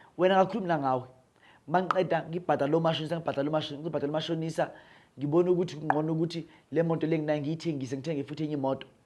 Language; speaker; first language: Zulu; non-native, local second language; Northern Sotho